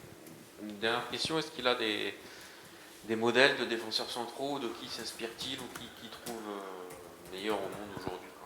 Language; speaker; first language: French; native; French